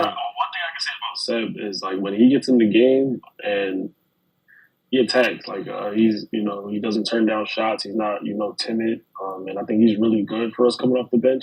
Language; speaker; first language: English; native; English